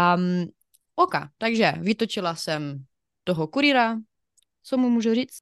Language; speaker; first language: Czech; non-native, fluent; Ukrainian